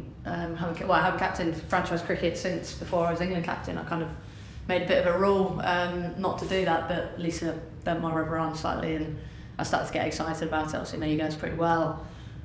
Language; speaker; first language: English; native; English